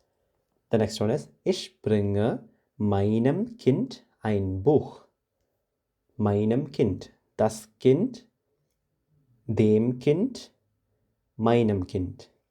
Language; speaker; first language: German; non-native, fluent; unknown